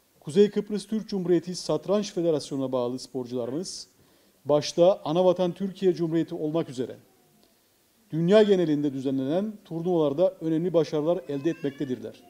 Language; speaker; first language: Turkish; native; Turkish